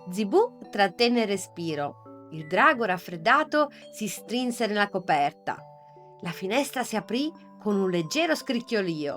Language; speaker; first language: Italian; native; Italian